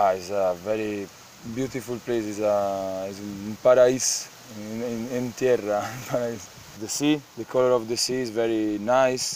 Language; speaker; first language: English; non-native, learner; Spanish